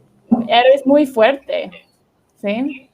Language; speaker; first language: Spanish; non-native, learner; English